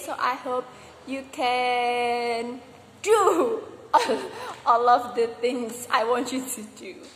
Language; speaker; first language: English; non-native, fluent; Indonesian